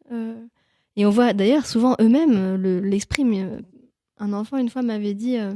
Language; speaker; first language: French; native; French